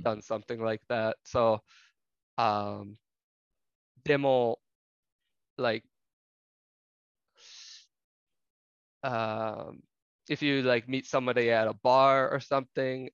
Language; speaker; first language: English; native; English